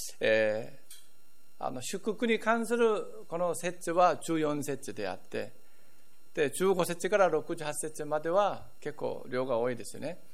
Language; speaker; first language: Japanese; non-native, fluent; Korean